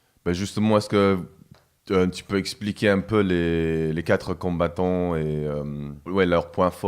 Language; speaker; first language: French; non-native, fluent; English